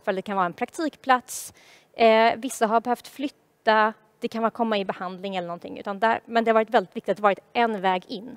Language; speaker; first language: Swedish; native; Swedish